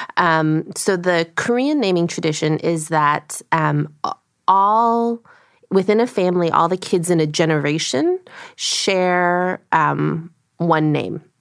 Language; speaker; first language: English; early bilingual, other home language; Korean